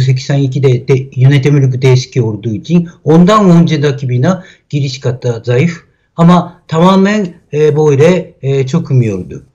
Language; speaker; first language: Turkish; non-native, learner; Japanese